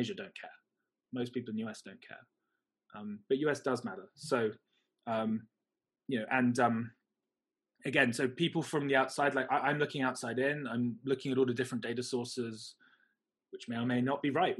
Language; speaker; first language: English; native; English